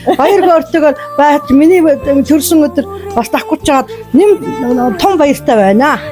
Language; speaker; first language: Mongolian; native; Mongolian